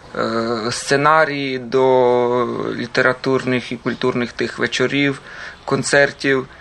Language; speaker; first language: Ukrainian; early bilingual, heritage; Croatian